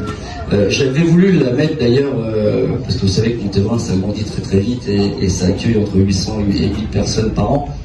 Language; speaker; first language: French; native; French